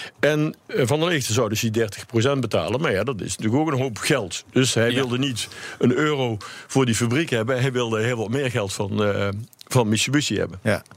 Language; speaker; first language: Dutch; native; Dutch